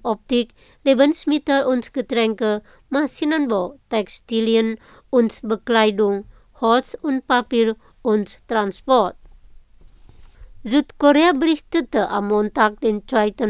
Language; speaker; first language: German; non-native, fluent; Indonesian